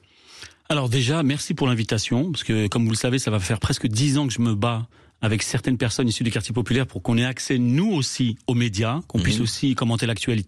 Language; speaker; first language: French; native; French